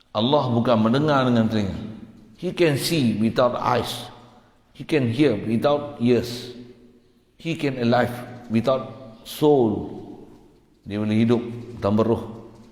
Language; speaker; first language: Malay; native; Malay